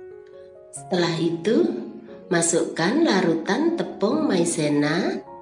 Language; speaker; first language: Indonesian; native; Indonesian